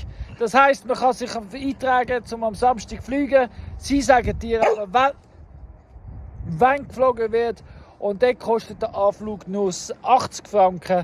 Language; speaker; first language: German; non-native, fluent; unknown